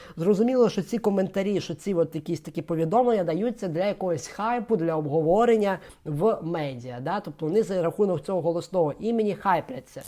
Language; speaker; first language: Ukrainian; non-native, local second language; Russian